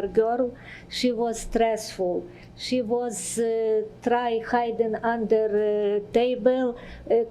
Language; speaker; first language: English; non-native, learner; Ukrainian